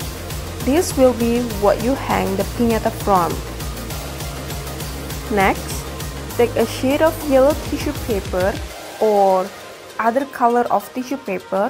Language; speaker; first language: English; non-native, fluent; Indonesian